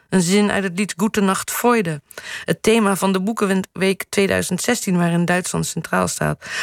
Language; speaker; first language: Dutch; native; Dutch